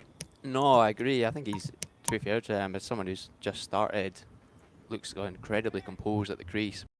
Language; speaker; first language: English; native; English